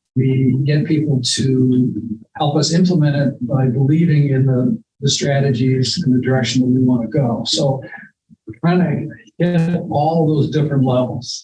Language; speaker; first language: English; native; English